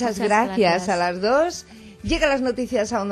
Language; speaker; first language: Spanish; native; Spanish